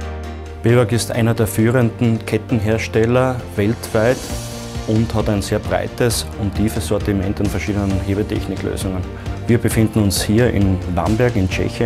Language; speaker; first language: German; native; German